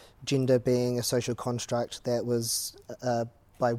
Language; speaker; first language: English; native; English